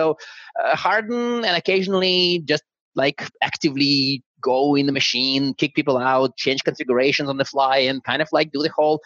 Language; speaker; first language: English; non-native, fluent; Russian